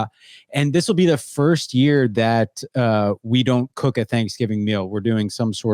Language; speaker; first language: English; native; English